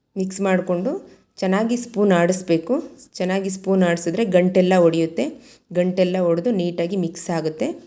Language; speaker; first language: Kannada; native; Kannada